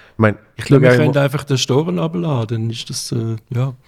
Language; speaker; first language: German; native; German